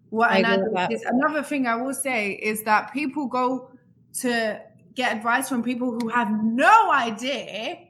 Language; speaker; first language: English; native; English